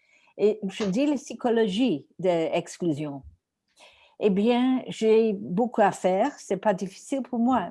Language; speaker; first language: French; non-native, learner; Greek